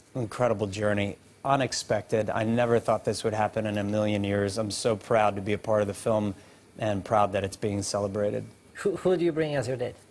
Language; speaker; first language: English; native; English